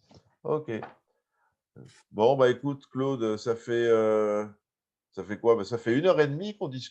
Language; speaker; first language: French; native; French